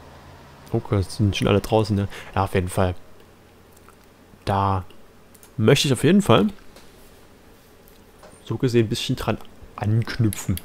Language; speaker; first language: German; native; German